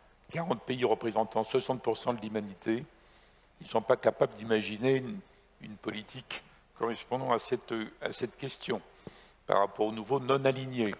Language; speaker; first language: French; native; French